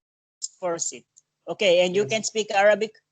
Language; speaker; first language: English; non-native, learner; Portuguese